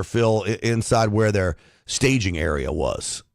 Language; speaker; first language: English; native; English